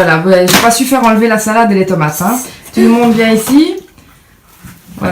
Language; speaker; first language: French; native; French